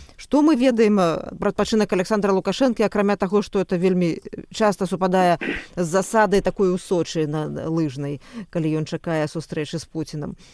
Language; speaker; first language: Belarusian; non-native, local second language; Russian